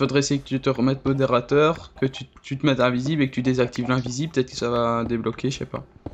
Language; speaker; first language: French; native; French